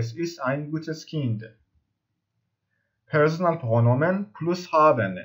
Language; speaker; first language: German; non-native, fluent; Persian